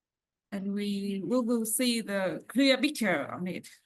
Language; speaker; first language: English; non-native, learner; Vietnamese